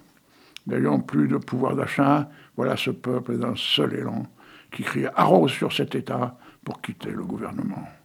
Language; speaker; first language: French; native; French